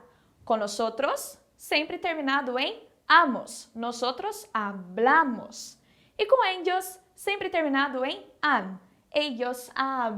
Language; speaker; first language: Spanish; non-native, fluent; Portuguese